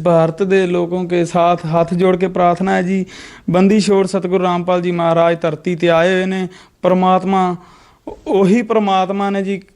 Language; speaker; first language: Hindi; non-native, local second language; Punjabi